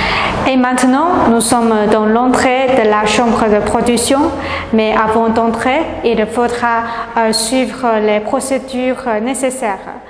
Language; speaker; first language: French; non-native, learner; Chinese